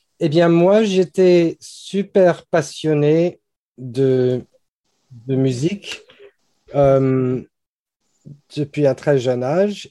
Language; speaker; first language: French; non-native, fluent; English